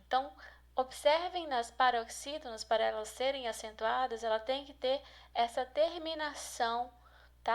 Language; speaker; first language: Portuguese; native; Portuguese